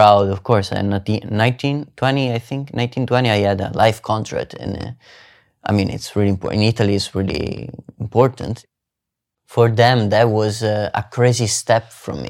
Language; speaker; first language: English; non-native, fluent; Italian